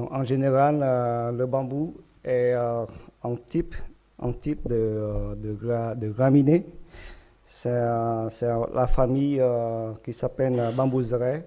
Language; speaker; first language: French; non-native, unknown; Vietnamese